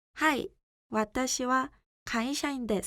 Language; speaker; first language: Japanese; non-native, learner; Korean